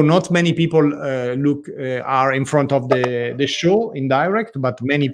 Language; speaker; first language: English; non-native, learner; Italian